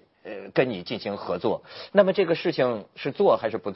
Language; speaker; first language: Chinese; native; Chinese